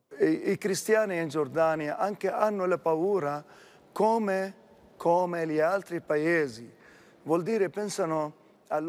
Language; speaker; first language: Italian; non-native, learner; Arabic